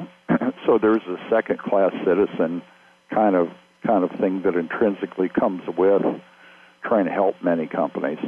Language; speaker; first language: English; native; English